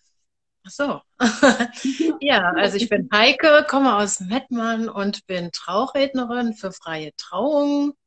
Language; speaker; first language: German; native; German